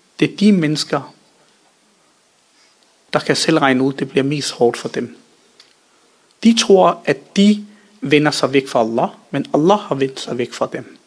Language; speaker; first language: Danish; early bilingual, other home language; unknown